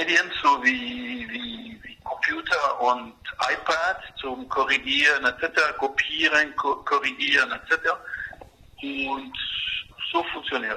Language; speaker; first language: German; non-native, fluent; Spanish